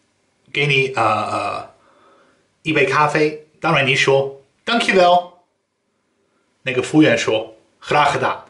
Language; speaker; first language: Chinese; non-native, fluent; Dutch